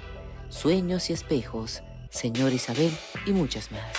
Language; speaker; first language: Spanish; native; Spanish